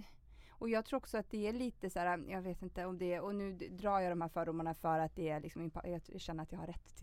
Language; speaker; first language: Swedish; early bilingual, other home language; Russian